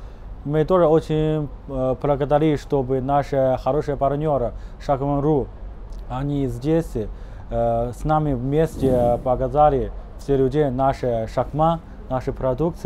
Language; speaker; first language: Russian; non-native, learner; Chinese